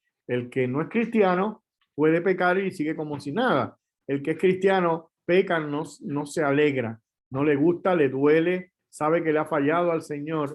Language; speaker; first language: Spanish; native; Spanish